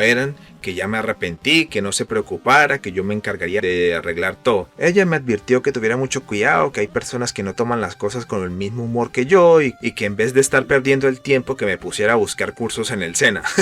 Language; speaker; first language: Spanish; native; Spanish